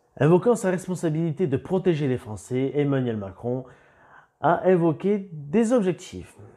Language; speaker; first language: French; native; French